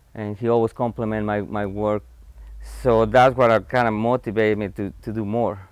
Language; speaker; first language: English; non-native, fluent; Spanish